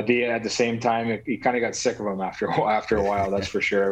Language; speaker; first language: English; native; English